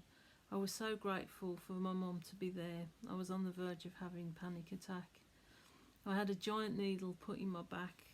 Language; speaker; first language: English; native; English